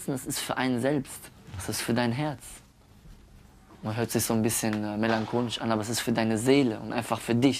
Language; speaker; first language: German; early bilingual, other home language; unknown